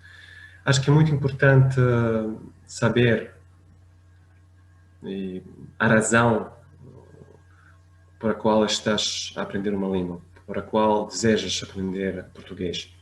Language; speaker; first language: Portuguese; non-native, fluent; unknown